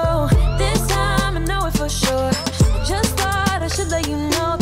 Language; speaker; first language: English; native; English